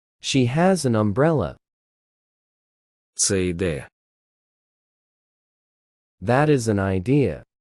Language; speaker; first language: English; non-native, fluent; Ukrainian